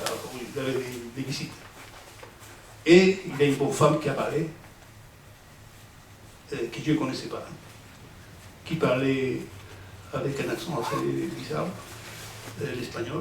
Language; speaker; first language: French; non-native, fluent; Spanish